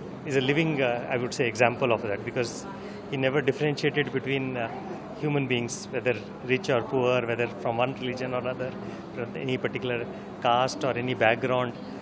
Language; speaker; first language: English; non-native, local second language; Telugu